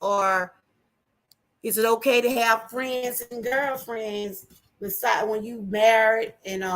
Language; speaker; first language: English; native; English